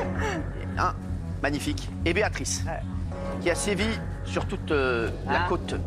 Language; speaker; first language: French; native; French